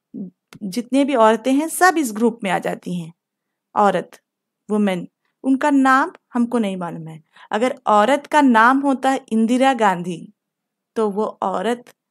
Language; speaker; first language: Hindi; non-native, local second language; Telugu